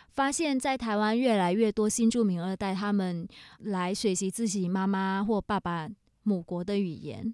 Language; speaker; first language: Chinese; non-native, fluent; Vietnamese